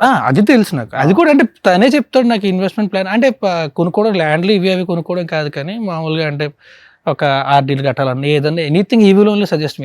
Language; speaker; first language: Telugu; native; Telugu